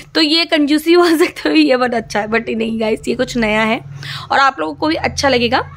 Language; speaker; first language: Hindi; non-native, local second language; Assamese